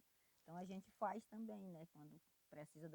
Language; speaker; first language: Portuguese; non-native, local second language; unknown